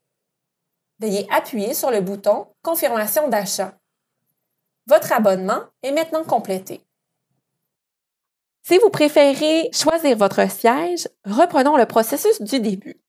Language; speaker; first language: French; native; French